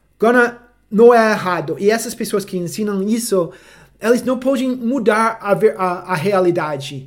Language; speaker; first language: Portuguese; non-native, fluent; English